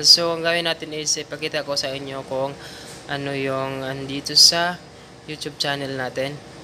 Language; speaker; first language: Filipino; non-native, local second language; Cebuano